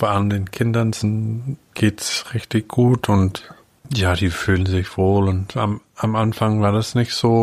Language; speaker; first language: German; non-native, fluent; English